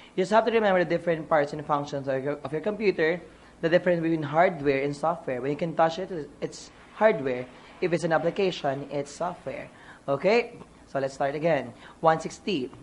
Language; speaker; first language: English; non-native, local second language; Filipino